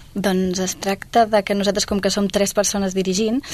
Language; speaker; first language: Catalan; non-native, fluent; Finnish